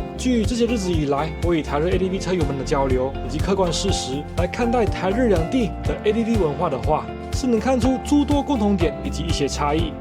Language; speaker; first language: Chinese; native; Chinese